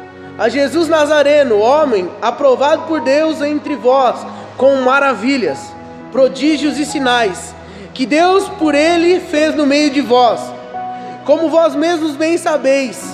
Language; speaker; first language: Portuguese; native; Portuguese